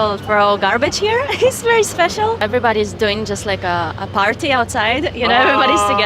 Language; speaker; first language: English; non-native, fluent; Hebrew